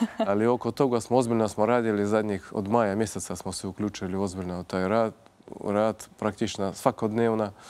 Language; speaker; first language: Croatian; non-native, fluent; Russian